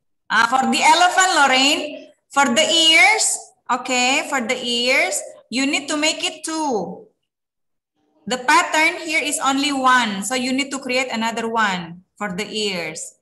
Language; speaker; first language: English; non-native, fluent; Indonesian